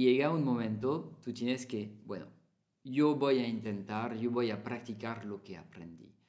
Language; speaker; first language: Spanish; non-native, fluent; French